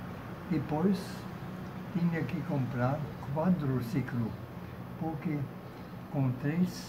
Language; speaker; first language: Portuguese; non-native, fluent; German